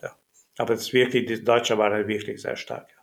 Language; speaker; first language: German; non-native, learner; Hungarian